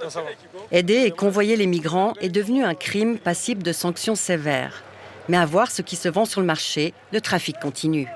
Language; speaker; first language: French; native; French